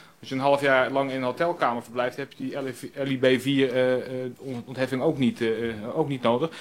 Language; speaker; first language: Dutch; native; Dutch